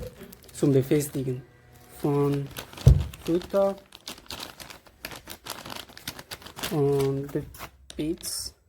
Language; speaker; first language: German; non-native, learner; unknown